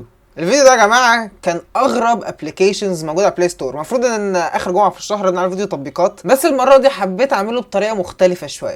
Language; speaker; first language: Arabic; native; Arabic